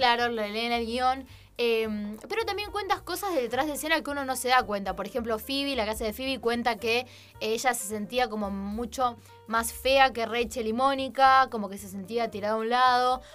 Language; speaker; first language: Spanish; native; Spanish